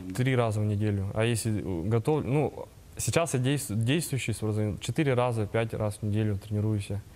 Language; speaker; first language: Russian; native; Russian